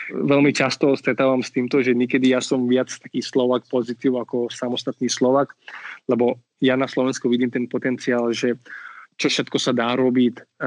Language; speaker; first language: Slovak; non-native, fluent; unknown